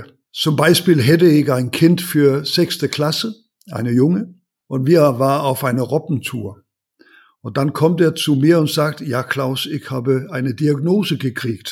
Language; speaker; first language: German; non-native, learner; Danish